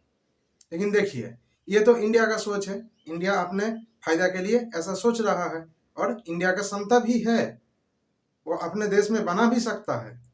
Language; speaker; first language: Hindi; non-native, local second language; Bangla